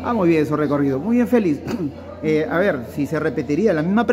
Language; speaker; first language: Spanish; native; Spanish